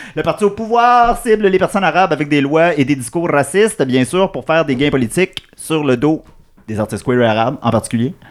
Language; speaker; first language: French; native; French